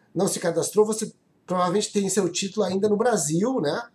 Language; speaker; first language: Portuguese; native; Portuguese